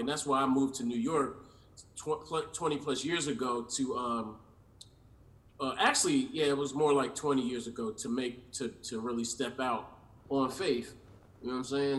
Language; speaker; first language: English; native; English